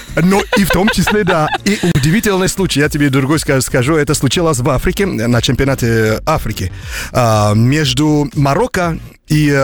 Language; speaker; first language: Russian; non-native, fluent; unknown